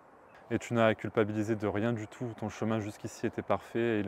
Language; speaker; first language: French; native; French